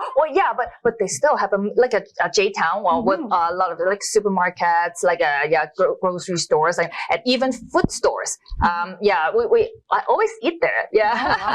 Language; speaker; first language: English; non-native, local second language; Cantonese